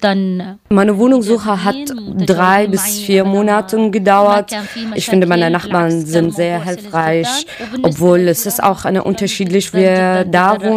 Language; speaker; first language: German; non-native, learner; Arabic